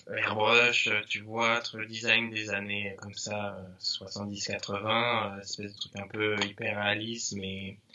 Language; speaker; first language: French; native; French